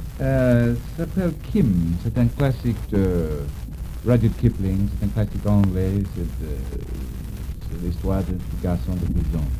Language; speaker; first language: French; non-native, learner; English